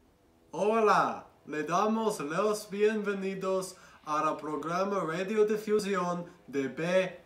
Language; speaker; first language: Spanish; non-native, learner; English